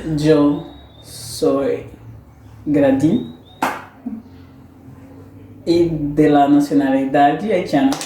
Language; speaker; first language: Portuguese; non-native, learner; Haitian Creole